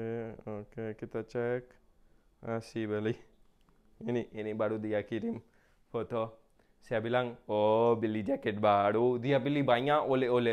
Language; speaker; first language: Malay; non-native, fluent; Urdu